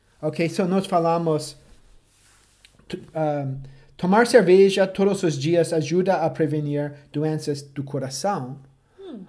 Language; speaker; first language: Portuguese; non-native, fluent; English